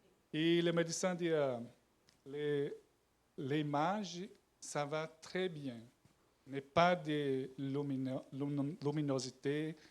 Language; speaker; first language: French; non-native, learner; Portuguese